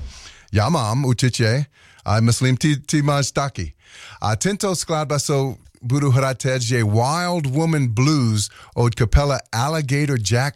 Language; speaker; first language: Czech; non-native, learner; English